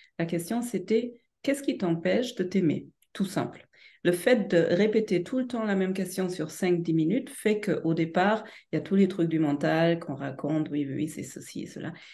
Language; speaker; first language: French; non-native, fluent; German